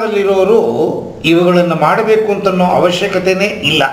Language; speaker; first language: Kannada; native; Kannada